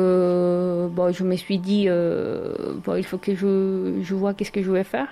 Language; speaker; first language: French; non-native, learner; Spanish